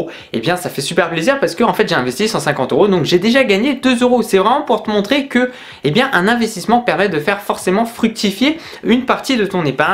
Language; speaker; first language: French; native; French